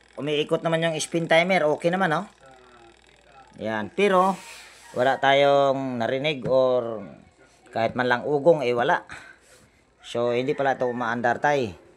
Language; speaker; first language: Filipino; native; Filipino